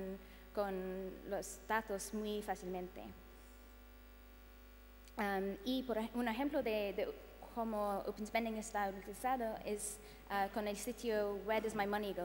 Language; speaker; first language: Spanish; non-native, fluent; English